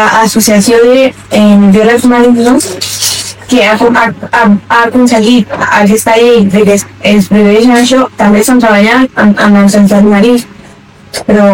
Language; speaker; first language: Catalan; non-native, local second language; Spanish